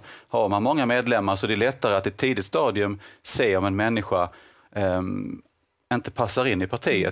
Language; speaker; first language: Swedish; native; Swedish